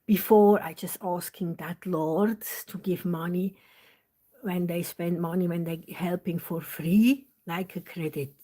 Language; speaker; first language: English; non-native, learner; German